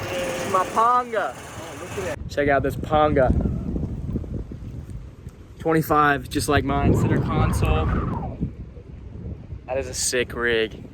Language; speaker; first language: English; native; English